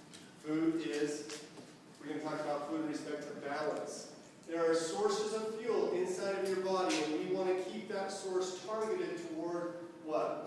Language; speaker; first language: English; native; English